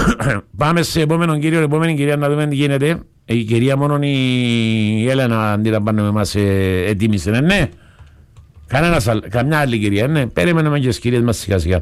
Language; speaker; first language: Greek; native; Greek